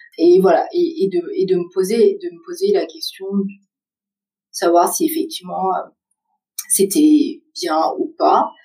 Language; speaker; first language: French; early bilingual, other home language; Vietnamese